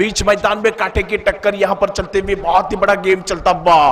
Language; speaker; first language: Hindi; non-native, local second language; Marathi